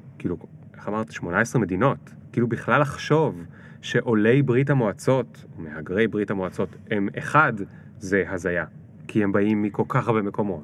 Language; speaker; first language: Hebrew; native; Hebrew